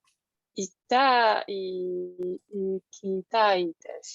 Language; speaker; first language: Japanese; non-native, learner; Polish